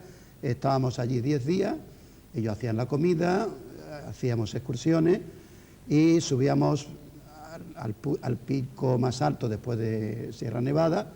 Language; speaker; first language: Spanish; native; Spanish